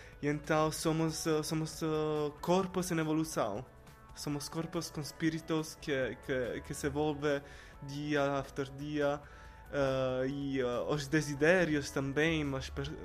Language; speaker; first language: Portuguese; non-native, learner; Italian